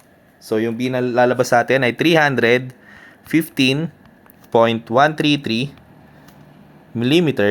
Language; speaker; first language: Filipino; native; Filipino